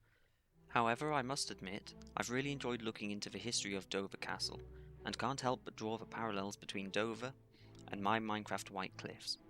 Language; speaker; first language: English; native; English